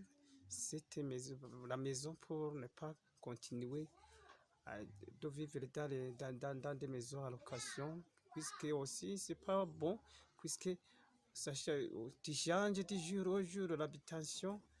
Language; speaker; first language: French; non-native, local second language; Rundi